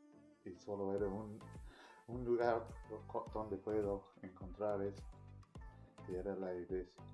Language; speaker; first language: Spanish; non-native, learner; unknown